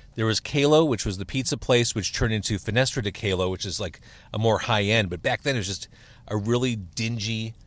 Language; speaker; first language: English; native; English